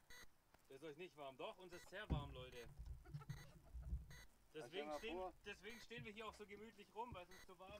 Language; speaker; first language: German; native; German